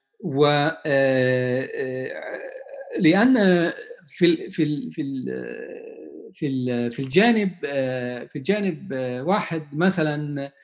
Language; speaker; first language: Arabic; non-native, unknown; Hungarian